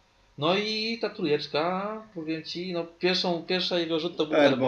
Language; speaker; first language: Polish; native; Polish